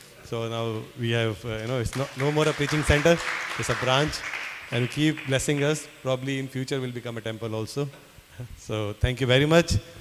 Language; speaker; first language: English; non-native, local second language; Hindi